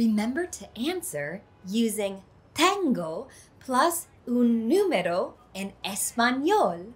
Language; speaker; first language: Spanish; non-native, fluent; English